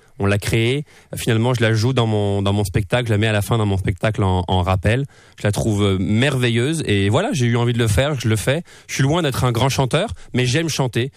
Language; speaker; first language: French; native; French